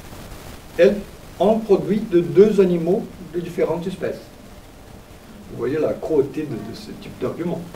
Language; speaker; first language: French; non-native, fluent; Portuguese